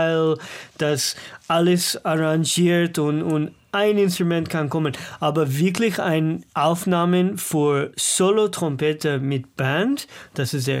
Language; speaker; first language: German; non-native, learner; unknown